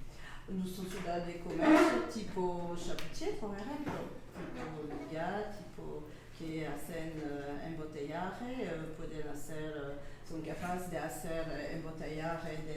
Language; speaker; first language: Spanish; non-native, learner; French